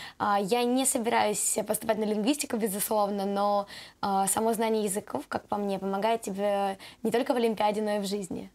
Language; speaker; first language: Russian; native; Russian